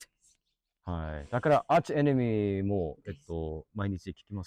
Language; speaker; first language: Japanese; non-native, learner; English